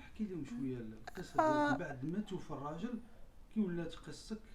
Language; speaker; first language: Arabic; native; Arabic